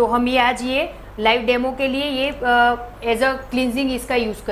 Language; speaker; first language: Hindi; native; Hindi